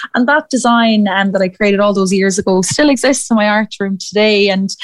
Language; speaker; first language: English; native; English